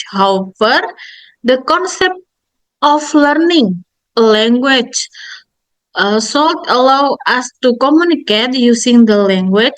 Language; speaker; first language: English; non-native, learner; Indonesian